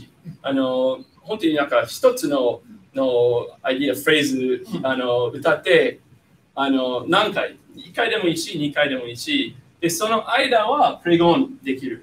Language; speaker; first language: Japanese; non-native, fluent; English